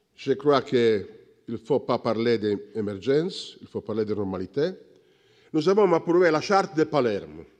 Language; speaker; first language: French; non-native, learner; Sicilian